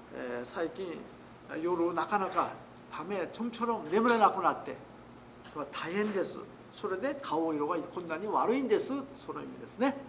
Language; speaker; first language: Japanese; non-native, fluent; Korean